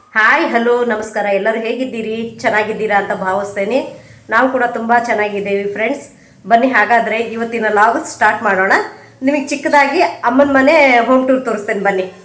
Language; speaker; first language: Kannada; non-native, local second language; Lambadi